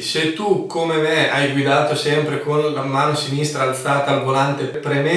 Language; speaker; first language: Italian; native; Italian